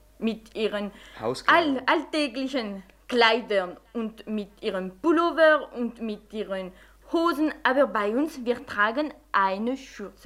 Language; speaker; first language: German; non-native, fluent; French